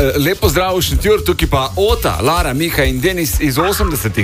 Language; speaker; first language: Slovenian; native; Slovenian